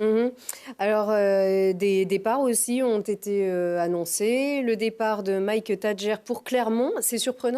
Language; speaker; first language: French; native; French